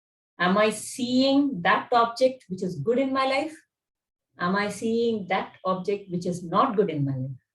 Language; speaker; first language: English; non-native, local second language; Kannada